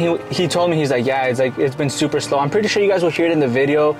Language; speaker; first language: English; early bilingual, other home language; Spanish